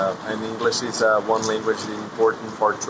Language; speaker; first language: English; non-native, fluent; Portuguese